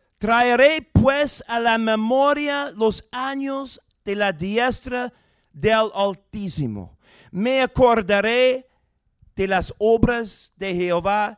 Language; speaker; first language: Spanish; non-native, fluent; English